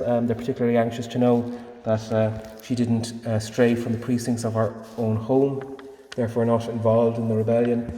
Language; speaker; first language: English; native; English